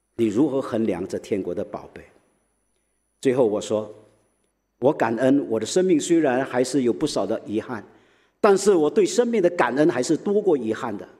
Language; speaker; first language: Chinese; early bilingual, heritage; Chinese